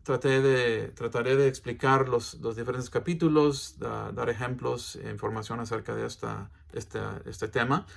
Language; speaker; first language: Spanish; early bilingual, heritage; English